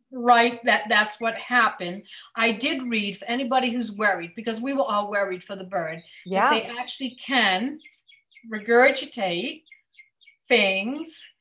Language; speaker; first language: English; native; English